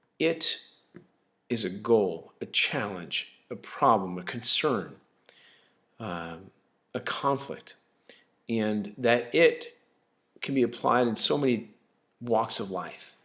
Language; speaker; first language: English; native; English